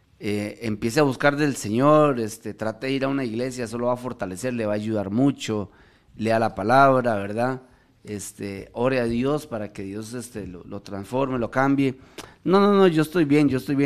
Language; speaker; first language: Spanish; native; Spanish